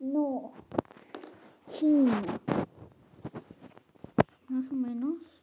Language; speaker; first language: Spanish; early bilingual, other home language; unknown